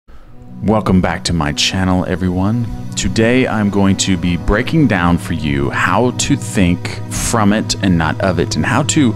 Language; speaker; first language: English; native; English